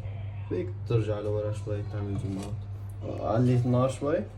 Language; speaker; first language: Arabic; early bilingual, heritage; English